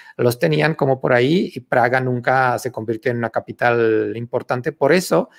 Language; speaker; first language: Spanish; non-native, fluent; Czech